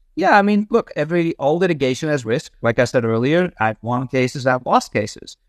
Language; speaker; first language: English; non-native, fluent; Dutch